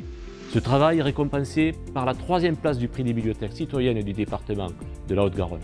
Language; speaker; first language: French; native; French